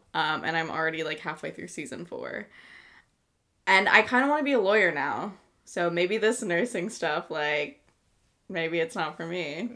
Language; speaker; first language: English; early bilingual, other home language; Spanish